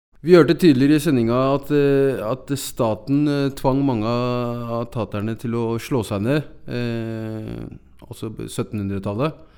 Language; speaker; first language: Norwegian; native; Norwegian